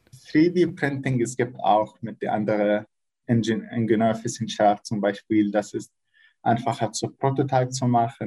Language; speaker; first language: German; non-native, learner; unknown